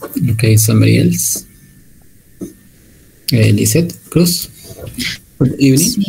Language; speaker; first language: English; non-native, learner; Spanish